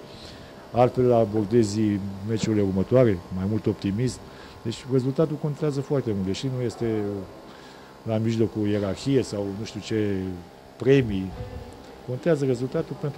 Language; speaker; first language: Romanian; native; Romanian